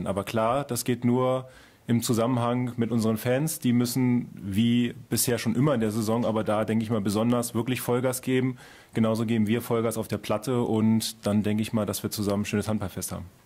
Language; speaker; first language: German; native; German